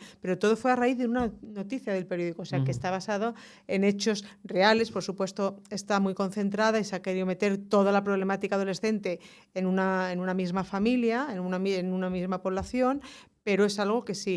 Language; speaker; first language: Spanish; native; Spanish